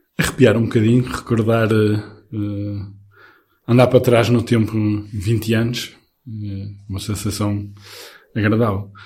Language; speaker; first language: Portuguese; native; Portuguese